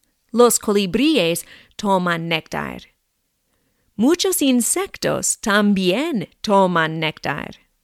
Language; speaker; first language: Spanish; non-native, fluent; English